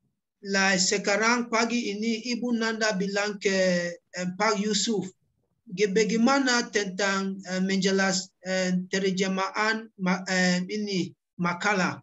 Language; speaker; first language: Indonesian; non-native, learner; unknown